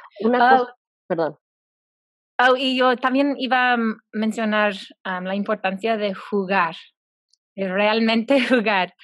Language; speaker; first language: Spanish; non-native, fluent; English